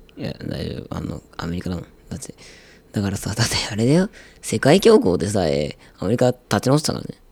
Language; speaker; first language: Japanese; native; Japanese